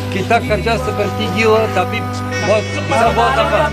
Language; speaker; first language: Indonesian; non-native, fluent; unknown